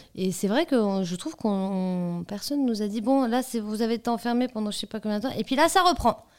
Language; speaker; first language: French; native; French